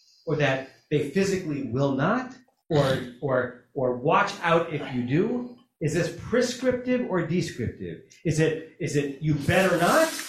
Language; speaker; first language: English; native; English